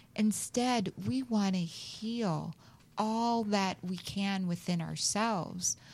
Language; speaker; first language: English; native; English